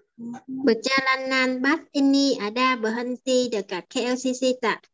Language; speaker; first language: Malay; non-native, learner; Vietnamese